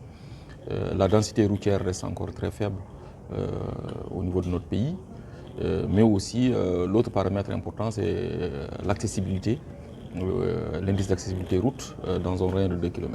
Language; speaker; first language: French; non-native, local second language; Wolof